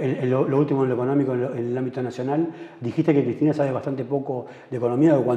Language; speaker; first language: Spanish; native; Spanish